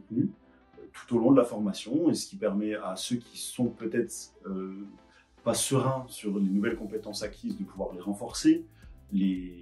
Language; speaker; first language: French; native; French